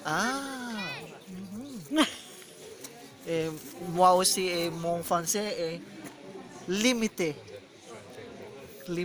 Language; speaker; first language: French; non-native, learner; Cebuano